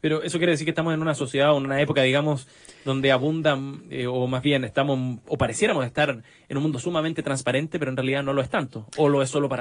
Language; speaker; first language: Spanish; native; Spanish